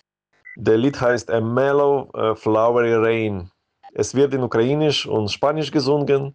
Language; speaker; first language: German; non-native, fluent; Ukrainian